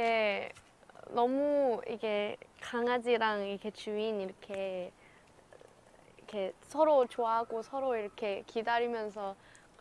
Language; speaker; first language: Korean; non-native, fluent; Thai